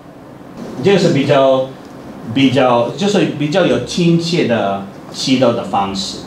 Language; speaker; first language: Chinese; non-native, fluent; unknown